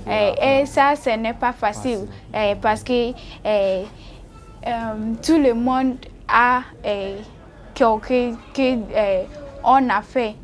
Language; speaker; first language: French; non-native, learner; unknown